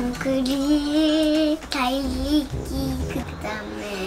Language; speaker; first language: Korean; early bilingual, other home language; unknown